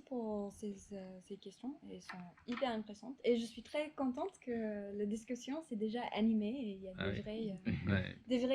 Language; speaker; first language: French; non-native, fluent; English